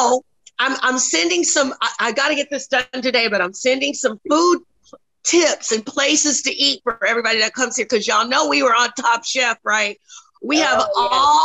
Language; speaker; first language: English; native; English